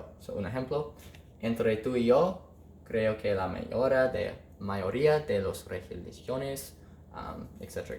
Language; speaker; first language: Spanish; non-native, learner; English